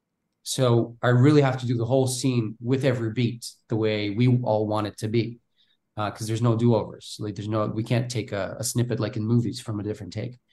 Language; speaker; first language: English; non-native, fluent; Bulgarian